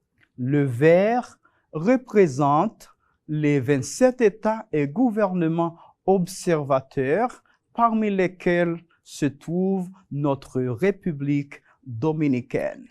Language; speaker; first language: French; non-native, fluent; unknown